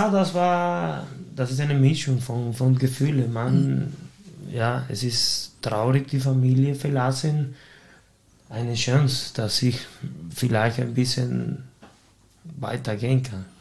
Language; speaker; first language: German; non-native, fluent; Spanish